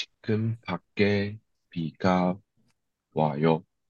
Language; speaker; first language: Korean; non-native, learner; Chinese